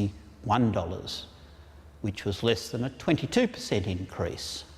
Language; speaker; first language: English; native; English